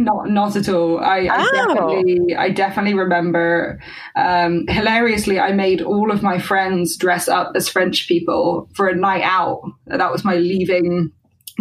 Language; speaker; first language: English; native; English